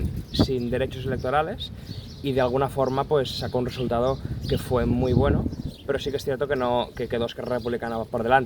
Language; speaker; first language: Spanish; non-native, local second language; Catalan